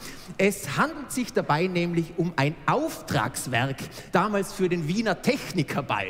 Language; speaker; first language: German; native; German